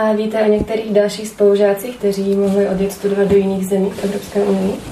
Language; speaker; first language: Czech; native; Czech